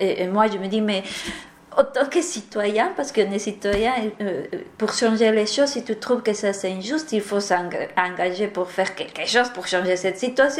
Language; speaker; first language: French; non-native, learner; Spanish